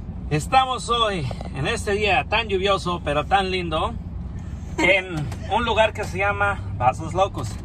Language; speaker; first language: Spanish; early bilingual, heritage; Spanish